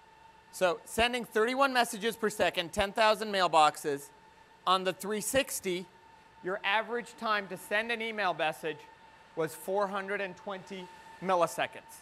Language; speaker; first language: English; native; English